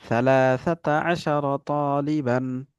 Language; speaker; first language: Arabic; non-native, fluent; Bangla